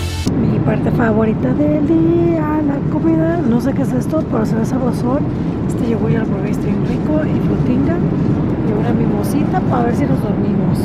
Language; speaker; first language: Spanish; native; Spanish